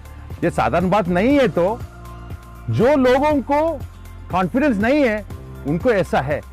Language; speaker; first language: Hindi; non-native, local second language; Tamil